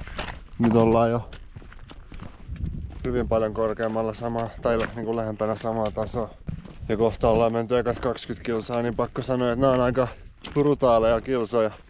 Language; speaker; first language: Finnish; native; Finnish